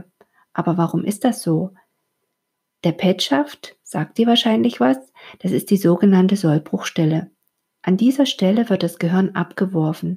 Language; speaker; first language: German; native; German